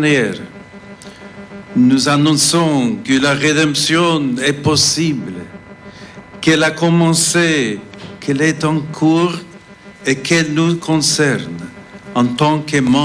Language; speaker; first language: French; non-native, fluent; English